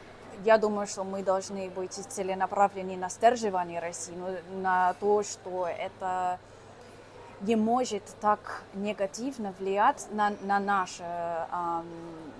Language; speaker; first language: Russian; non-native, fluent; English